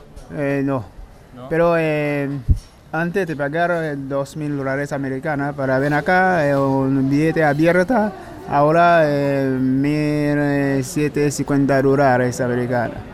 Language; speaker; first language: Spanish; non-native, learner; Haitian Creole